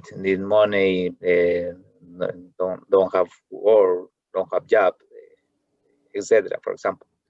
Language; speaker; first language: English; non-native, learner; Spanish